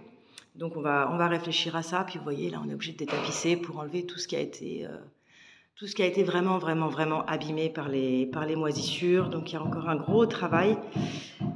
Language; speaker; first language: French; native; French